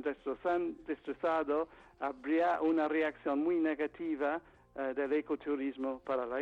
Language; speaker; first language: Spanish; non-native, fluent; English